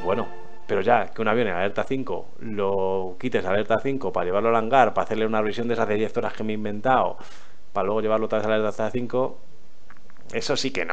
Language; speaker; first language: Spanish; native; Spanish